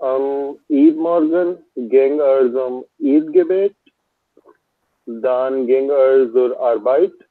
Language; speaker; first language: German; non-native, learner; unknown